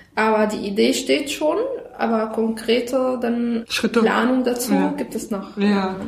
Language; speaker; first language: German; non-native, fluent; Arabic